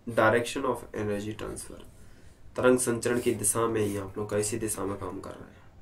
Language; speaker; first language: Hindi; native; Hindi